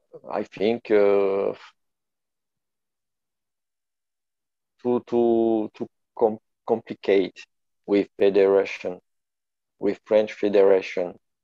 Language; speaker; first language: English; non-native, learner; French